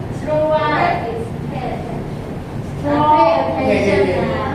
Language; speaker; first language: English; non-native, learner; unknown